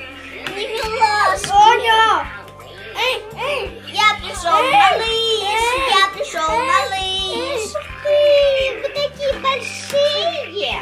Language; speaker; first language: Russian; early bilingual, heritage; Russian